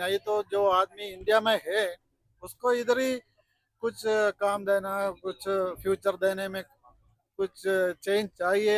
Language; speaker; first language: Hindi; non-native, local second language; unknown